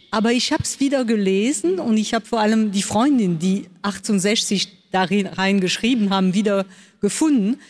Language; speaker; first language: German; non-native, local second language; French